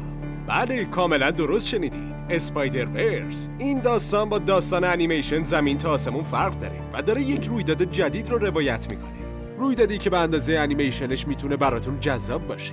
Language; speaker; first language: Persian; native; Persian